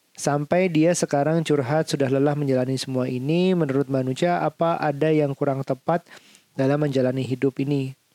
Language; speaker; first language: Indonesian; native; Indonesian